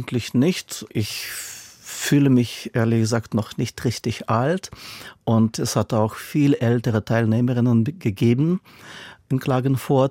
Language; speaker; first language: German; non-native, fluent; Russian